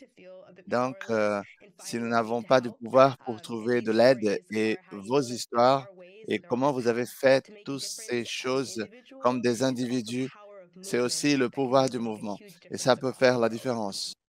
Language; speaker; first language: French; non-native, fluent; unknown